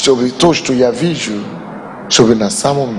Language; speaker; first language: Russian; non-native, fluent; Yoruba